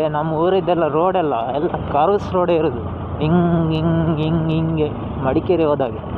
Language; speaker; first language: Kannada; non-native, local second language; Tulu